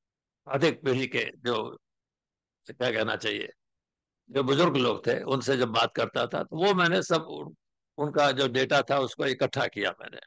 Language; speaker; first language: Hindi; native; Hindi